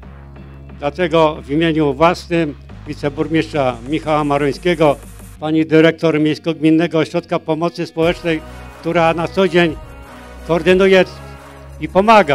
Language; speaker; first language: Polish; native; Polish